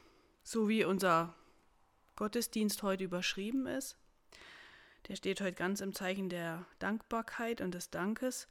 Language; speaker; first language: German; native; German